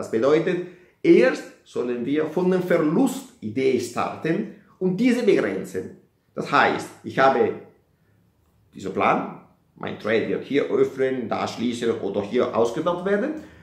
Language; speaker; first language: German; non-native, fluent; Italian